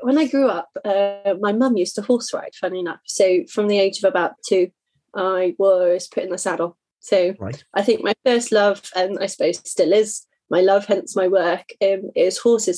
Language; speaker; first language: English; native; English